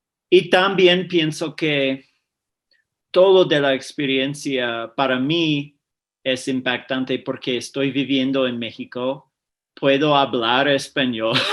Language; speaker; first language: Spanish; non-native, fluent; English